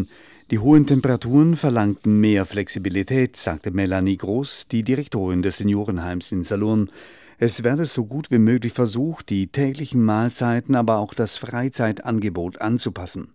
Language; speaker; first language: German; native; German